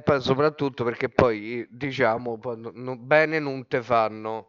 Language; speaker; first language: Italian; native; Italian